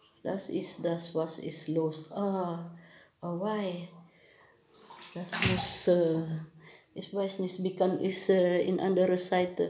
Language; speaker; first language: German; non-native, learner; Filipino